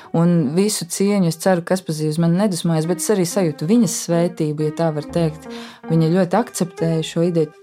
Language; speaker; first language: Latvian; native; Latvian